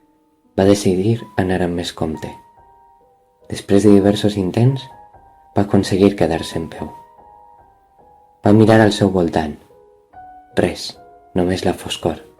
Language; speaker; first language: Catalan; native; Catalan